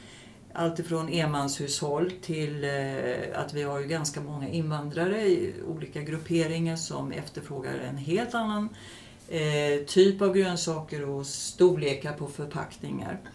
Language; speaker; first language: Swedish; native; Swedish